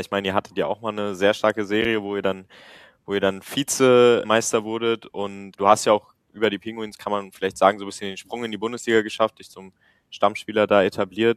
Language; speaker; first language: German; native; German